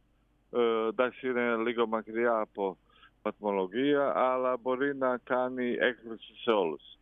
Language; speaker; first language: Greek; non-native, fluent; Croatian